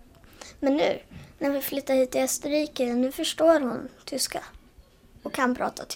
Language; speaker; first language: Swedish; early bilingual, heritage; Swedish